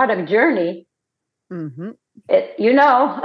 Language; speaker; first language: English; non-native, fluent; Hebrew